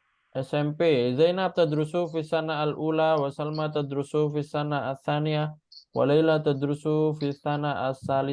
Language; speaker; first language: Arabic; non-native, fluent; Indonesian